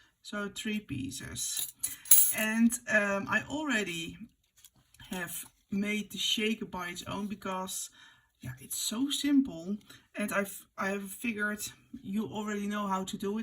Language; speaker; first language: English; non-native, fluent; Dutch